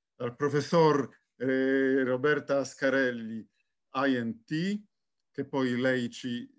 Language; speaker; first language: Italian; non-native, fluent; Polish